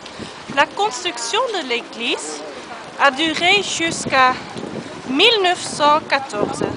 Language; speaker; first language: French; non-native, learner; Dutch